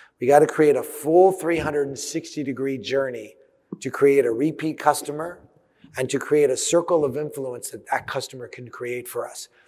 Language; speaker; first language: English; early bilingual, other home language; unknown